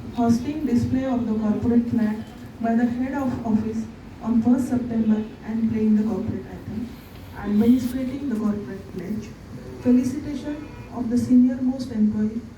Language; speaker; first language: English; non-native, local second language; Marathi